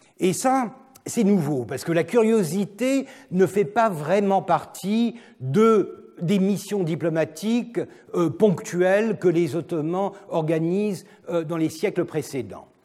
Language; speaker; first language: French; non-native, fluent; Turkish